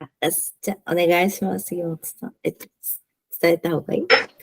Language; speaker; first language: Japanese; native; Japanese